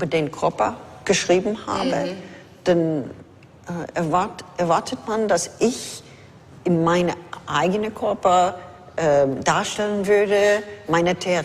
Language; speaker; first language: German; non-native, fluent; English